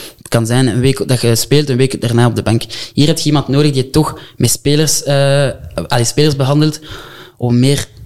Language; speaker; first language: Dutch; native; Dutch